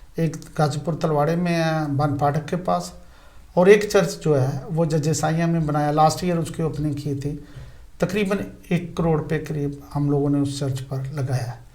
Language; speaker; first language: Urdu; non-native, local second language; Punjabi